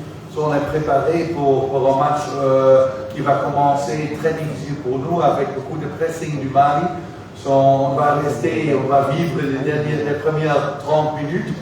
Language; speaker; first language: French; non-native, fluent; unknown